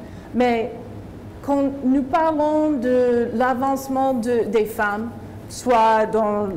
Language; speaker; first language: French; non-native, fluent; English